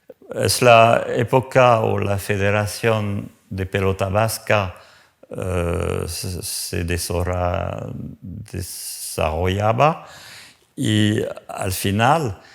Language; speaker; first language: Spanish; non-native, fluent; French